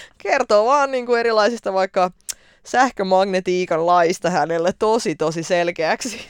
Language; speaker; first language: Finnish; early bilingual, other home language; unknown